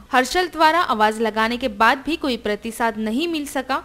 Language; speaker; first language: Hindi; non-native, local second language; Marathi